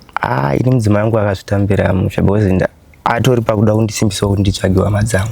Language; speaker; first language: Shona; native; Shona